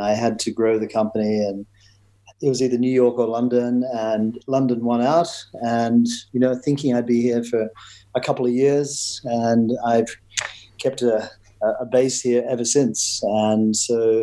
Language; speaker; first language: English; native; English